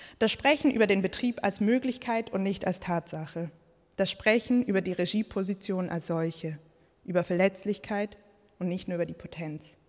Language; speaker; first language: German; early bilingual, other home language; Croatian